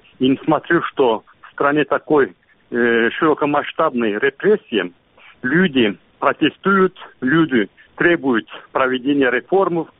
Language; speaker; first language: Russian; non-native, local second language; Azerbaijani